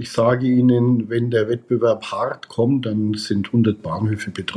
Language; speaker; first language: German; native; German